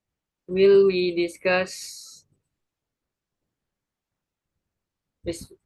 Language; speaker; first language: English; non-native, learner; Indonesian